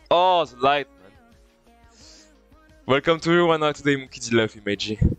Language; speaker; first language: English; non-native, fluent; French